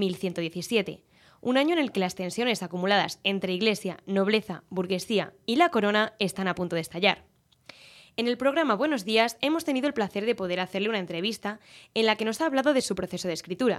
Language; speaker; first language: Spanish; native; Spanish